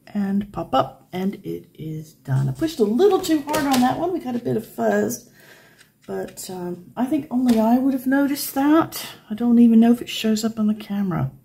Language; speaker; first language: English; native; English